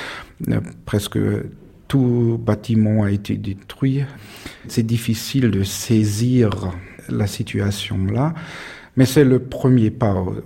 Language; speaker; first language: French; non-native, fluent; German